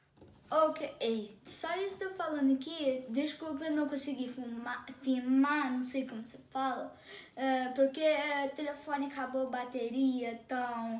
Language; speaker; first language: Portuguese; early bilingual, heritage; Portuguese